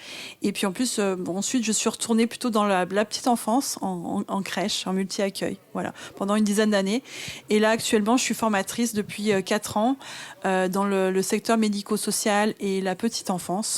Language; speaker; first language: French; native; French